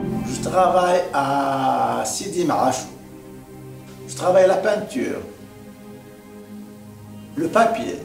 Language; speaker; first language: French; non-native, local second language; Arabic